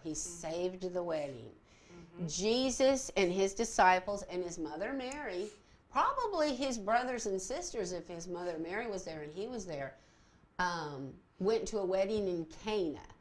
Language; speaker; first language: English; native; English